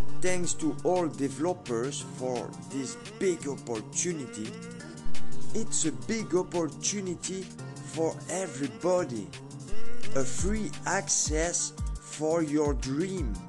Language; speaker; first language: English; non-native, learner; French